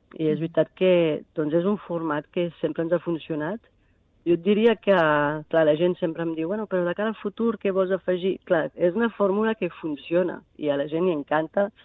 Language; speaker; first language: Catalan; non-native, fluent; French